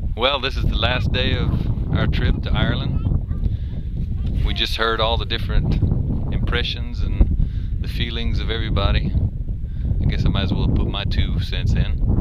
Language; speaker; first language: English; native; English